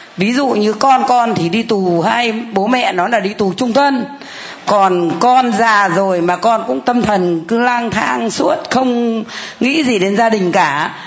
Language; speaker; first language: Vietnamese; native; Vietnamese